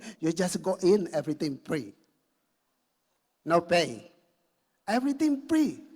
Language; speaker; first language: English; non-native, learner; Indonesian